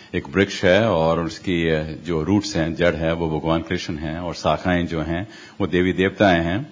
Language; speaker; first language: Hindi; non-native, local second language; Punjabi